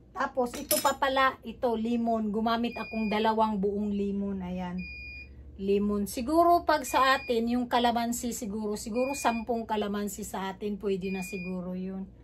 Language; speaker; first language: Filipino; non-native, local second language; Cebuano